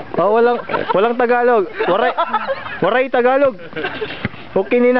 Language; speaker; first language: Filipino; non-native, local second language; Cebuano